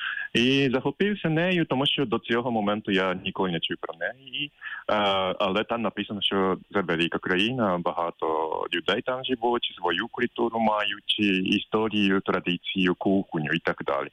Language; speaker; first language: Ukrainian; non-native, fluent; Japanese